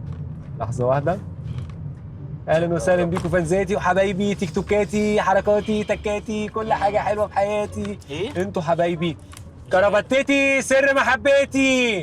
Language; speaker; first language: Arabic; native; Arabic